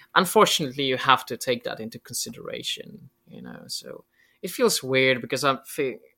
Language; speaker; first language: English; non-native, fluent; Polish